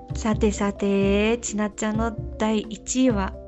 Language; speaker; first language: Japanese; native; Japanese